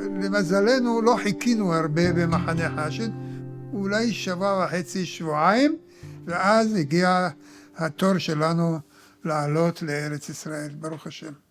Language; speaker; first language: Hebrew; early bilingual, other home language; Arabic